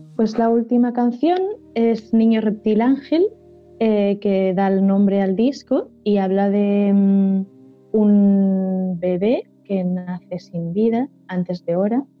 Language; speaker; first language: Spanish; non-native, local second language; Catalan